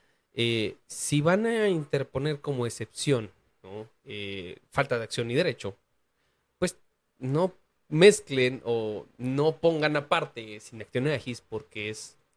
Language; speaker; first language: Spanish; native; Spanish